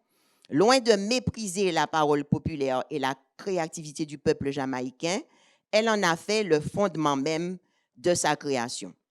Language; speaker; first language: French; native; French